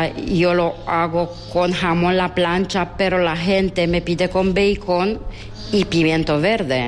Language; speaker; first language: Spanish; non-native, learner; Romanian